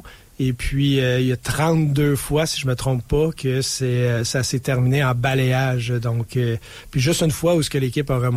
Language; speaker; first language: French; native; French